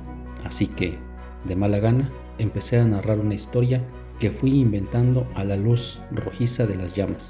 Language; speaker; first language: Spanish; native; Spanish